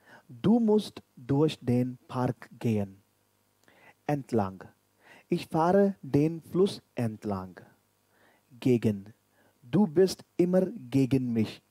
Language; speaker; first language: German; non-native, fluent; Hindi